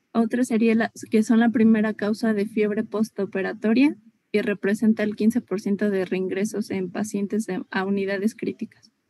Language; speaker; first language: Spanish; native; Spanish